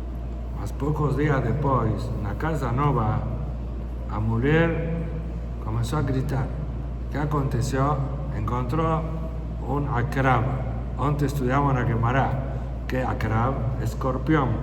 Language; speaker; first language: Portuguese; non-native, fluent; Spanish